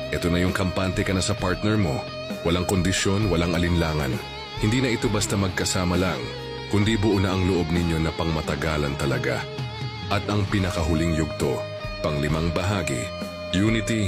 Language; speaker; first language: Filipino; native; Filipino